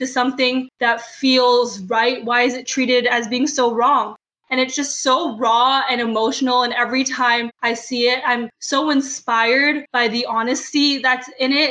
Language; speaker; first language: English; native; English